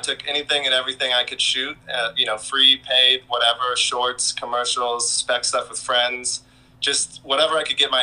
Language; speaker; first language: English; native; English